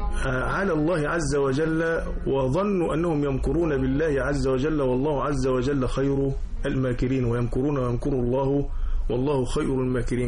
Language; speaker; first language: Arabic; native; Arabic